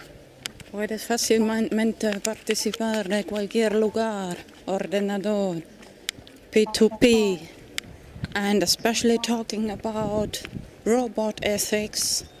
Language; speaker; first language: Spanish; non-native, fluent; German